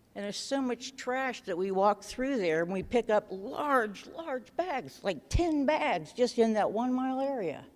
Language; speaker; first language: English; native; English